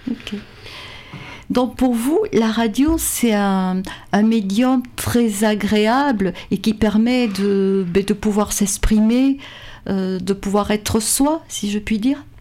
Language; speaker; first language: French; native; French